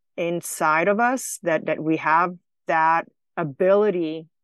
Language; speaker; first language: English; non-native, fluent; Slovenian